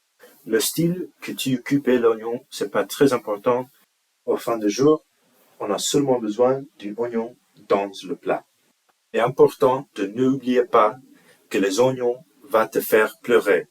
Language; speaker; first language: French; non-native, learner; English